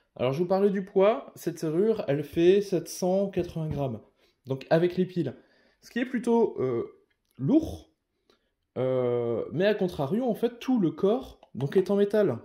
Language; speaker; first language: French; native; French